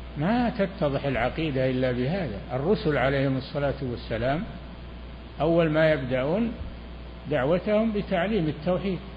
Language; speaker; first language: Arabic; native; Arabic